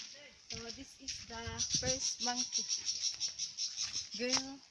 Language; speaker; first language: English; non-native, learner; Cebuano